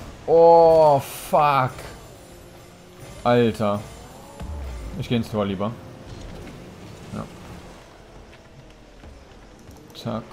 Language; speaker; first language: German; native; German